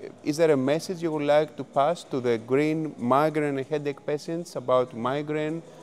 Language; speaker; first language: English; non-native, fluent; Greek